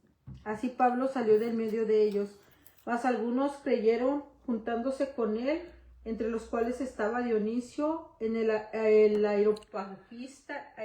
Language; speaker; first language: Spanish; native; Spanish